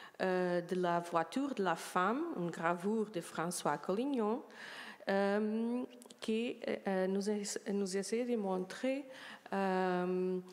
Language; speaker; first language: French; non-native, learner; Portuguese